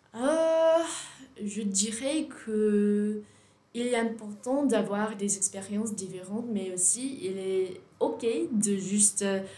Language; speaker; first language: French; non-native, learner; English